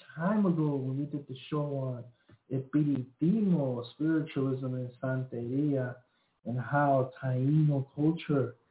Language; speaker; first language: English; early bilingual, other home language; Spanish